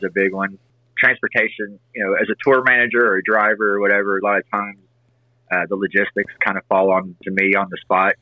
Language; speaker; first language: English; native; English